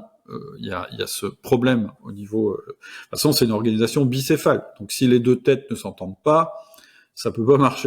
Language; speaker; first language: French; native; French